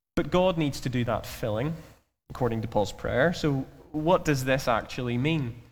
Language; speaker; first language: English; native; English